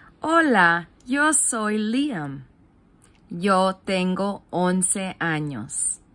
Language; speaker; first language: Spanish; non-native, learner; English